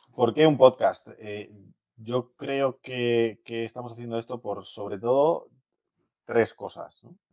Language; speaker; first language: Spanish; native; Spanish